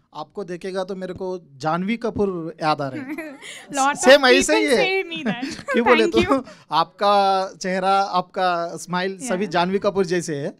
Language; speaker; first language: Hindi; non-native, local second language; Telugu